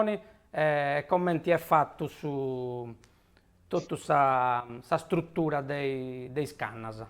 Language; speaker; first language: Italian; native; Italian